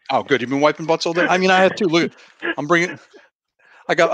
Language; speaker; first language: English; native; English